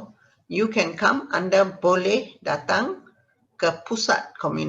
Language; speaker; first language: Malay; non-native, fluent; Tamil